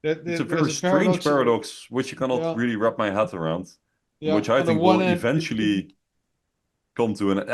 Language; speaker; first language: English; non-native, fluent; Dutch